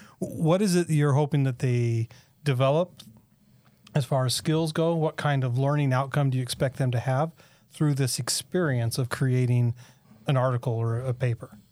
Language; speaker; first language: English; native; English